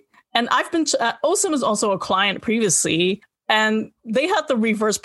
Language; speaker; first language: English; non-native, local second language; Cantonese